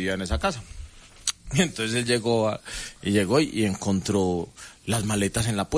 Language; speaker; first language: Spanish; native; Spanish